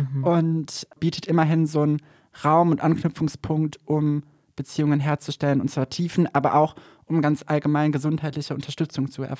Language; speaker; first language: German; native; German